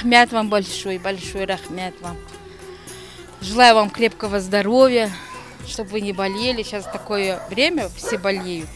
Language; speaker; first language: Russian; non-native, local second language; Uyghur